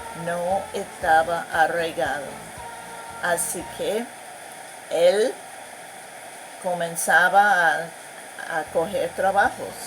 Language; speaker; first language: Spanish; non-native, fluent; English